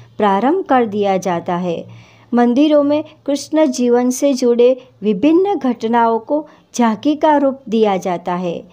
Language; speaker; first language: Hindi; non-native, local second language; Gujarati